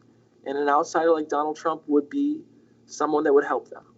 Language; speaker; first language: English; native; English